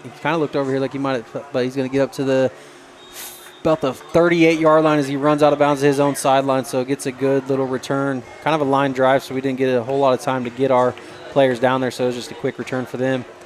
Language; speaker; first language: English; native; English